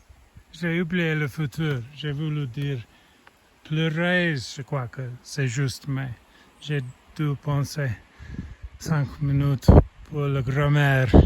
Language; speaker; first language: French; non-native, learner; English